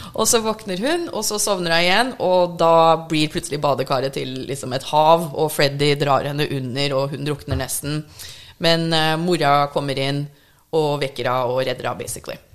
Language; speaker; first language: Norwegian; early bilingual, other home language; English